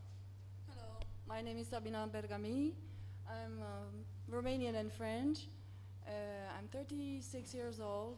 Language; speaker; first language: English; non-native, fluent; Romanian